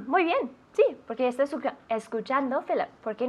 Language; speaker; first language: Spanish; non-native, fluent; English